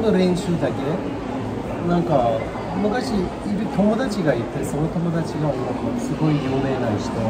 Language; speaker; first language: Japanese; non-native, fluent; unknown